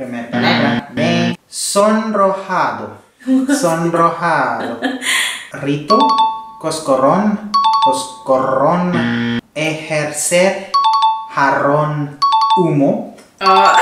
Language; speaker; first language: Spanish; non-native, learner; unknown